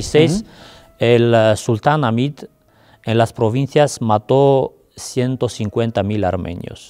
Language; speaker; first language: Spanish; non-native, fluent; Armenian